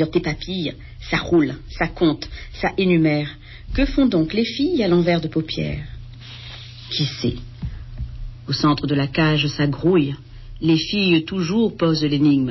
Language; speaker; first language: French; native; French